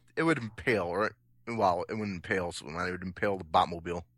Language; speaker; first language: English; native; English